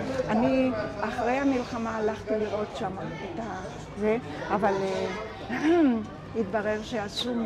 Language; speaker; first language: Hebrew; non-native, local second language; Ladino